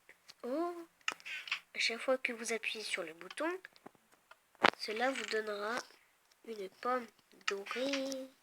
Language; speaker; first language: French; native; French